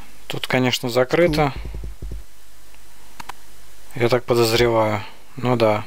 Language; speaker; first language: Russian; native; Russian